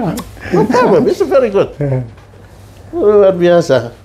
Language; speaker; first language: English; non-native, learner; Indonesian